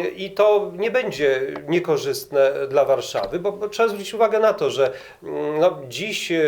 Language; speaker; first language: Polish; native; Polish